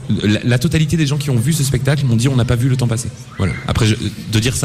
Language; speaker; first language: French; native; French